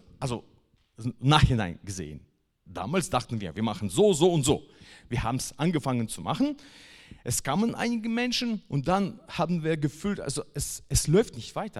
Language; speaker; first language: German; non-native, fluent; Russian